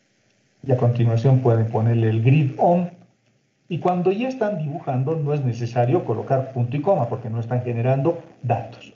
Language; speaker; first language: Spanish; native; Spanish